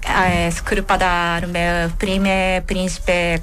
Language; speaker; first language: Catalan; non-native, learner; Japanese